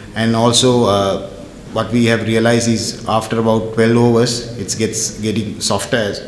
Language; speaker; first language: English; non-native, local second language; Sinhala